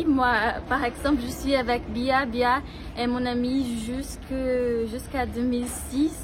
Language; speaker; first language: French; non-native, learner; Portuguese